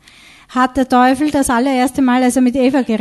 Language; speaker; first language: German; native; German